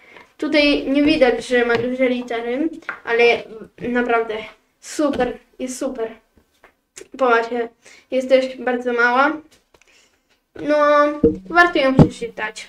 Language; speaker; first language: Polish; early bilingual, heritage; Polish